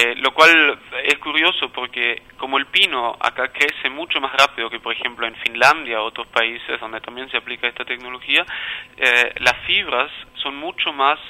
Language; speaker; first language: Spanish; non-native, fluent; German